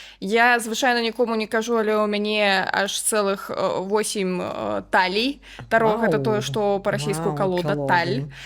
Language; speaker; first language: Belarusian; non-native, local second language; Russian